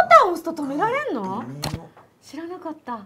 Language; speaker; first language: Japanese; native; Japanese